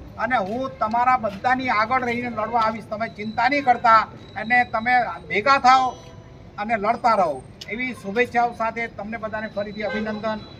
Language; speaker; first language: Gujarati; non-native, local second language; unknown